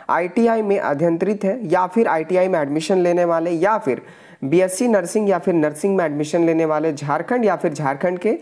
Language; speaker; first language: Hindi; native; Hindi